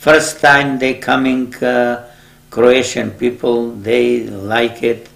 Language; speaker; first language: English; non-native, learner; Macedonian